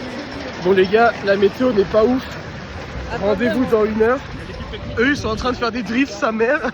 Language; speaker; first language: French; native; French